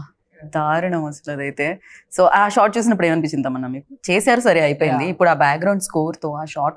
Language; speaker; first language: Telugu; native; Telugu